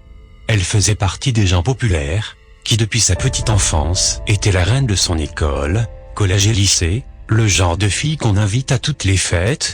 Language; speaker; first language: French; native; French